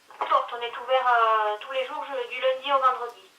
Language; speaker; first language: French; native; French